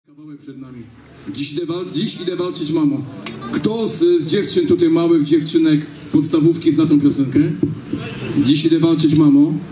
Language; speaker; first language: Polish; native; Polish